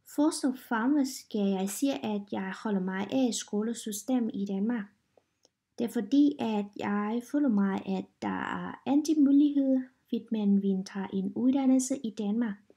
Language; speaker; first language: Danish; non-native, learner; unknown